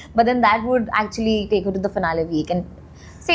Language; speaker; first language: English; non-native, local second language; Hindi